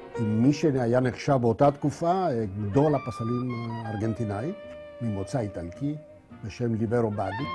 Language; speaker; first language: Hebrew; non-native, fluent; Spanish